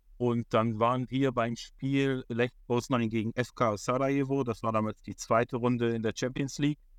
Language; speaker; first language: German; early bilingual, other home language; Polish